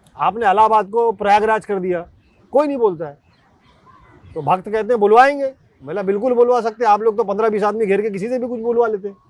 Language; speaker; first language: Hindi; native; Hindi